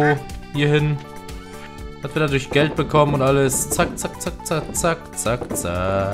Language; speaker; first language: German; native; German